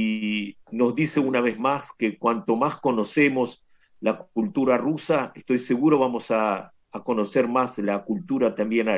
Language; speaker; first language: Spanish; non-native, fluent; Russian